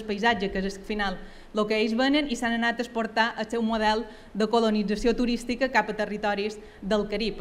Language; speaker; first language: Catalan; native; Catalan